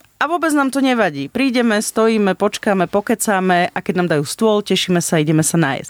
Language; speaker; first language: Slovak; native; Slovak